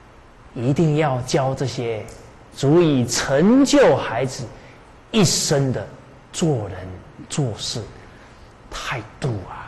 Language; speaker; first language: Chinese; native; Chinese